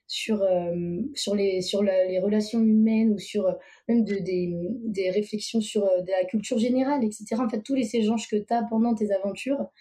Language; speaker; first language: French; native; French